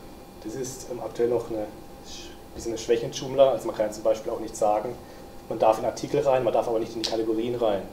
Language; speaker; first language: German; native; German